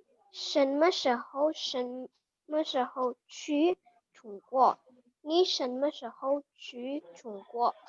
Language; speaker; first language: Chinese; non-native, learner; Indonesian